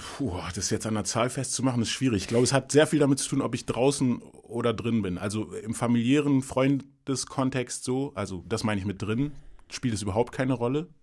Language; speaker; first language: German; early bilingual, other home language; English